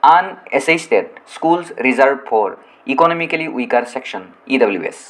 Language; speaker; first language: English; non-native, local second language; Assamese